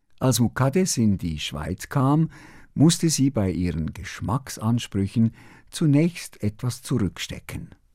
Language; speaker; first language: German; native; German